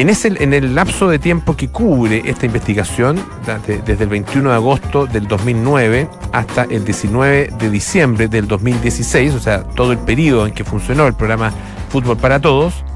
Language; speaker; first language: Spanish; native; Spanish